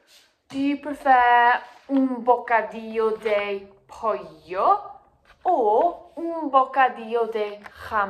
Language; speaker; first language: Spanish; non-native, fluent; English